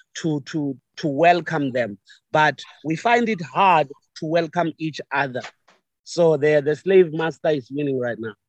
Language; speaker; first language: English; non-native, local second language; Venda